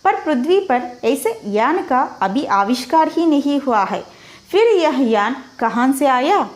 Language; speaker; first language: Hindi; non-native, local second language; Telugu